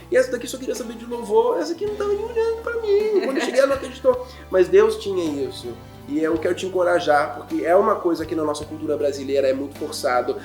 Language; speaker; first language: Portuguese; non-native, fluent; German